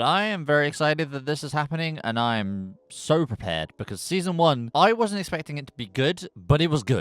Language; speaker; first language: English; native; English